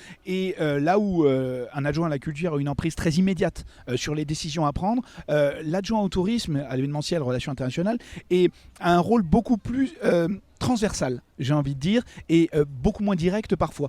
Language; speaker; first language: French; native; French